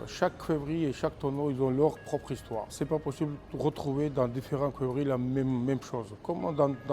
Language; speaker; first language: French; non-native, fluent; Georgian